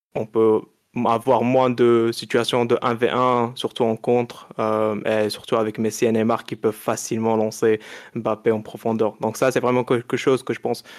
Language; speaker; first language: French; non-native, local second language; Arabic